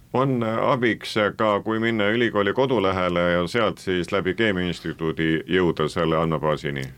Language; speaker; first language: Estonian; native; Estonian